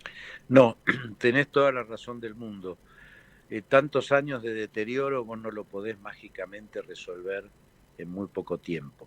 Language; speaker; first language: Spanish; native; Spanish